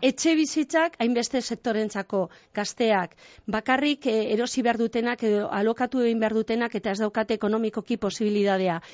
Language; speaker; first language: Basque; non-native, local second language; Spanish